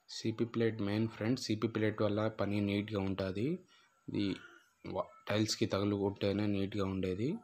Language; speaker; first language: Telugu; non-native, local second language; Urdu